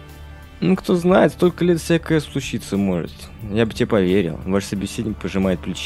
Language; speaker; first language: Russian; native; Russian